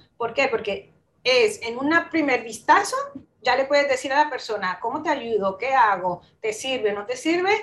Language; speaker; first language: Spanish; native; Spanish